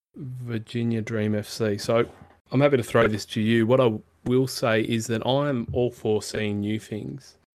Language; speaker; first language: English; native; English